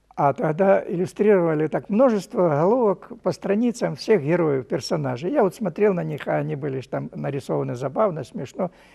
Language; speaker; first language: Russian; native; Russian